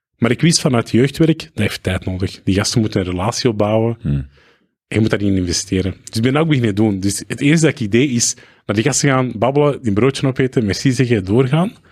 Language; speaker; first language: Dutch; early bilingual, other home language; Arabic